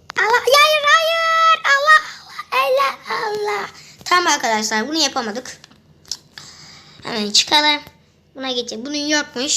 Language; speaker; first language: Turkish; native; Turkish